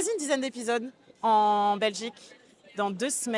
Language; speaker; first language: French; native; French